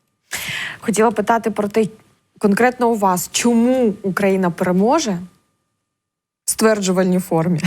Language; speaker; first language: Ukrainian; native; Ukrainian